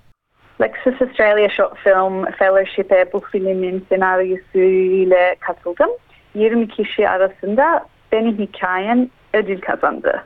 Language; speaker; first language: Turkish; early bilingual, heritage; Turkish